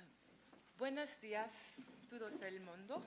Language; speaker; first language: Spanish; non-native, learner; French